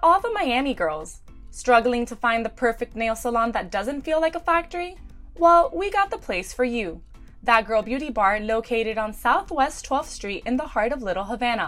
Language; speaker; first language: English; early bilingual, other home language; Spanish